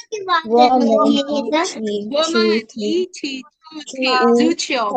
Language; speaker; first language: Chinese; non-native, learner; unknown